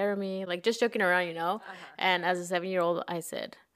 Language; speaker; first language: English; early bilingual, other home language; Spanish